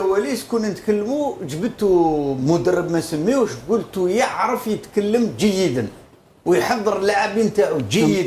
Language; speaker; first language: Arabic; native; Arabic